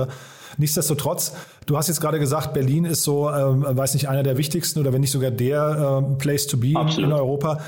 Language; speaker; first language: German; native; German